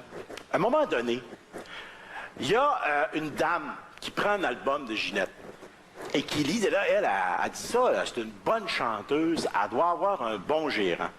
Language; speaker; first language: French; native; French